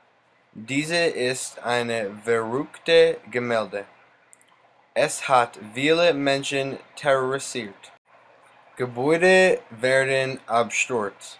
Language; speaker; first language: German; non-native, learner; English